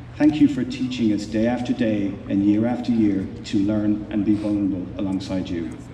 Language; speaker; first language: English; native; English